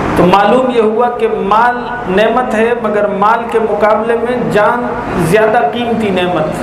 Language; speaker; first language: Urdu; native; Urdu